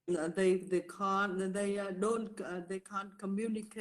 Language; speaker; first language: English; non-native, learner; Vietnamese